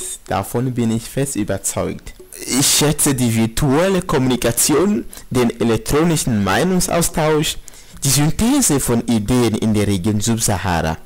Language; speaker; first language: German; non-native, fluent; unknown